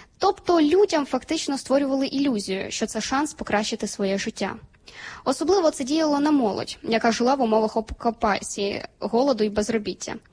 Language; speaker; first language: Ukrainian; native; Ukrainian